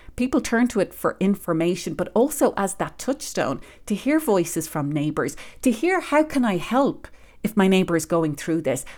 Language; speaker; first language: English; native; English